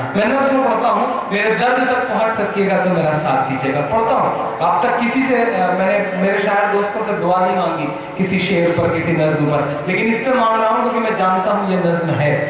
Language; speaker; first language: Hindi; native; Hindi